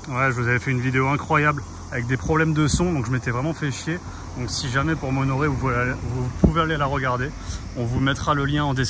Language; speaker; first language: French; native; French